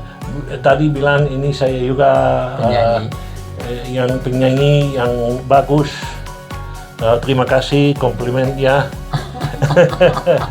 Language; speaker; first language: Indonesian; non-native, fluent; Dutch